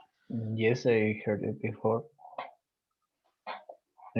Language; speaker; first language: English; non-native, learner; Spanish